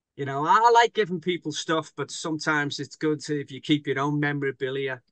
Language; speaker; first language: English; native; English